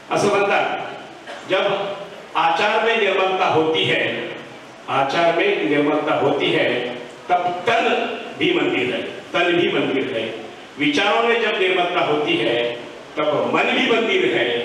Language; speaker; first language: Hindi; non-native, local second language; Marathi